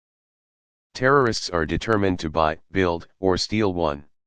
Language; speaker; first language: English; native; English